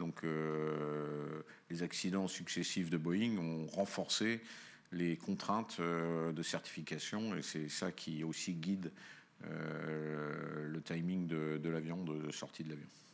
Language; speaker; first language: French; native; French